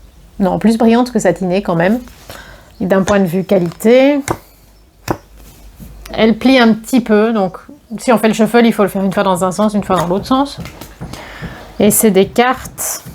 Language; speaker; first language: French; native; French